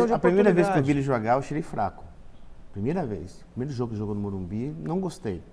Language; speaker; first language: Portuguese; native; Portuguese